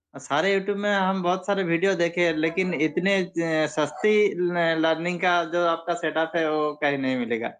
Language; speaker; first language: Hindi; non-native, local second language; Bangla